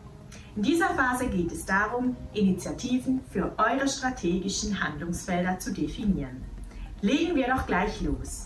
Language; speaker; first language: German; native; German